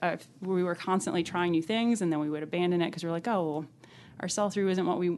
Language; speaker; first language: English; native; English